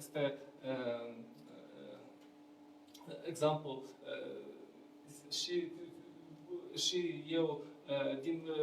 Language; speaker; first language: Romanian; non-native, learner; Ukrainian